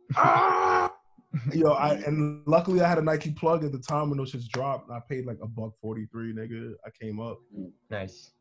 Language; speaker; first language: English; native; English